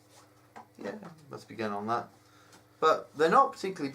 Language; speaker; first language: English; native; English